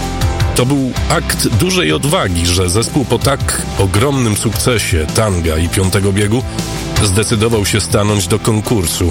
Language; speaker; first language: Polish; native; Polish